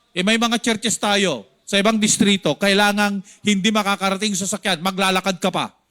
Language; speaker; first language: Filipino; non-native, local second language; Iloko